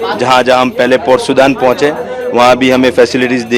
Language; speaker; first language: Hindi; native; Hindi